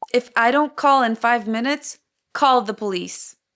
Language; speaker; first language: English; non-native, fluent; Polish